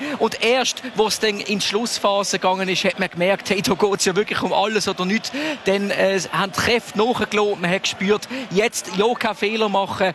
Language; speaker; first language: German; native; German